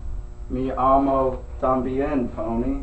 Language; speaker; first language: Spanish; non-native, learner; English